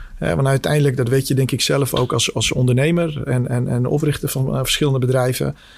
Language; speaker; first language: Dutch; early bilingual, other home language; Albanian